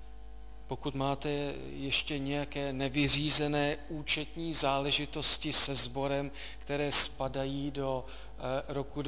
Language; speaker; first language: Czech; native; Czech